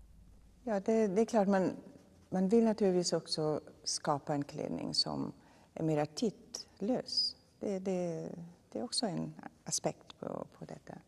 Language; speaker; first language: Swedish; non-native, fluent; German